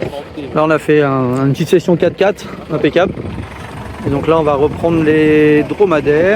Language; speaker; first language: French; native; French